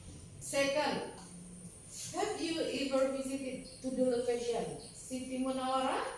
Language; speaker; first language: English; non-native, learner; Indonesian